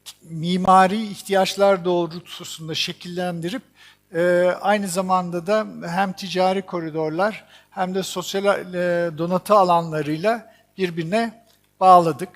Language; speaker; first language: Turkish; native; Turkish